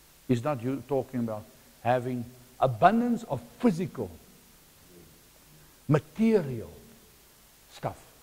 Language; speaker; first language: English; non-native, local second language; Afrikaans